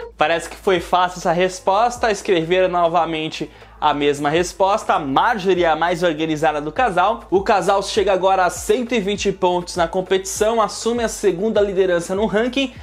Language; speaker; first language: Portuguese; native; Portuguese